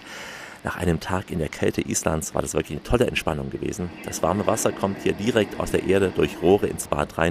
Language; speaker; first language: German; native; German